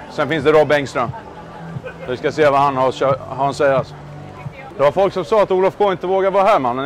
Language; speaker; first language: Swedish; native; Swedish